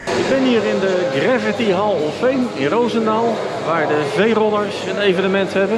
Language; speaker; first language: Dutch; native; Dutch